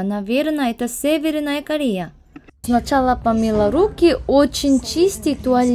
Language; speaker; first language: Russian; non-native, learner; Korean